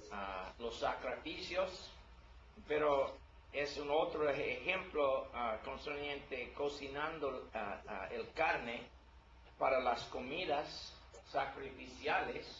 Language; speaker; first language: Spanish; non-native, learner; English